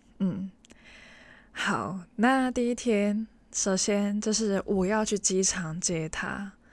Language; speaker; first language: Chinese; non-native, local second language; Cantonese